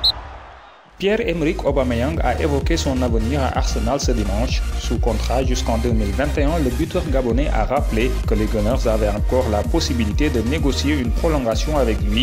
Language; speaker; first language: French; non-native, local second language; Wolof